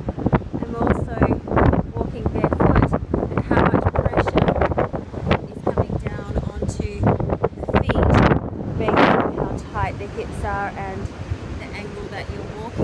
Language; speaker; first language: English; native; English